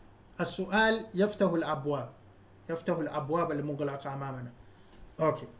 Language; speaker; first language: Arabic; non-native, fluent; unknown